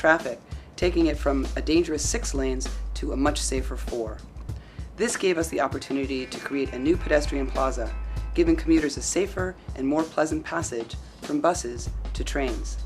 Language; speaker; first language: English; native; English